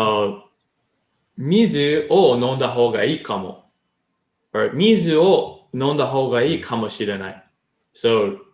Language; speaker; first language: Japanese; non-native, learner; English